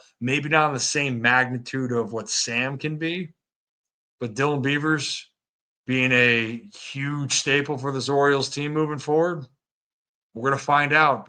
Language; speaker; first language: English; native; English